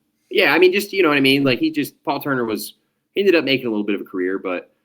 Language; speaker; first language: English; native; English